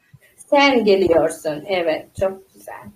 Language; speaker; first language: Turkish; non-native, fluent; Uzbek